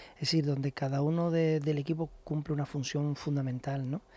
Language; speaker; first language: Spanish; native; Spanish